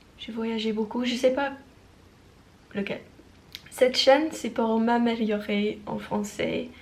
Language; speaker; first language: French; non-native, learner; English